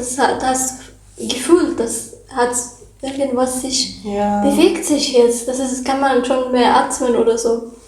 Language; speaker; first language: German; non-native, learner; Arabic